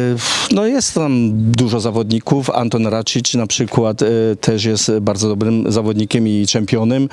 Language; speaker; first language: Polish; early bilingual, heritage; Polish